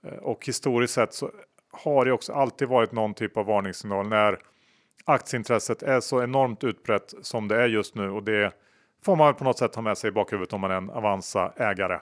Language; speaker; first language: Swedish; native; Swedish